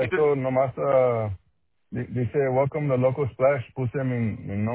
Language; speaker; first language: Spanish; non-native, local second language; English